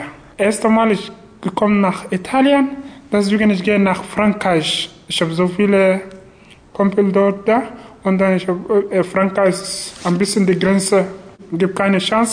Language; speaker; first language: German; non-native, learner; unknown